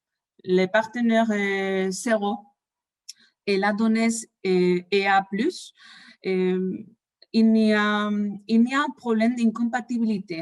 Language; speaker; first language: French; non-native, fluent; Spanish